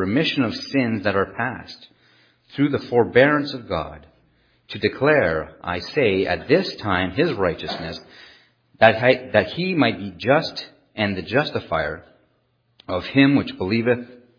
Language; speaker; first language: English; non-native, fluent; French